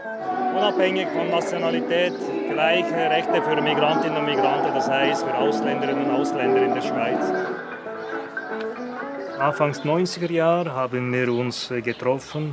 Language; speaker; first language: German; non-native, fluent; Italian